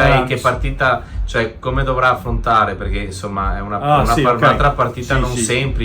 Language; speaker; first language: Italian; native; Italian